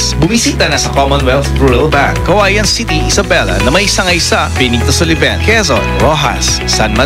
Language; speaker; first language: Filipino; native; Filipino